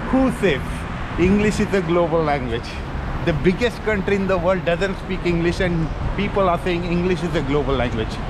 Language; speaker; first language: English; non-native, local second language; Hindi